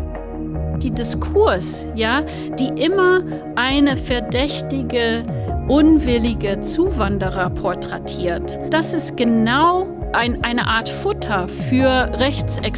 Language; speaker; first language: German; non-native, fluent; English